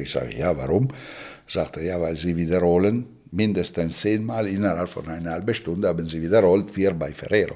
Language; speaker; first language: German; non-native, fluent; Italian